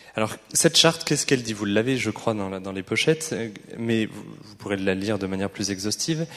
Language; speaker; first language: French; native; French